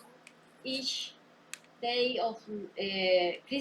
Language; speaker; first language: English; non-native, learner; Spanish